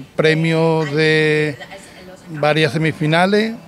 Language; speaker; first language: Spanish; native; Spanish